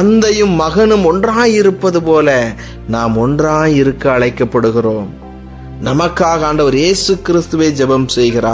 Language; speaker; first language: Tamil; native; Tamil